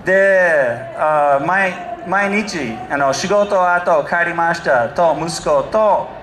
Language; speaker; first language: Japanese; non-native, learner; English